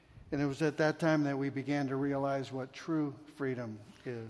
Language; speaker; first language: English; native; English